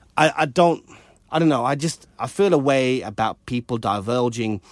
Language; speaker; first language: English; early bilingual, other home language; Hindi